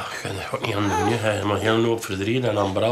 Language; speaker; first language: Dutch; native; Dutch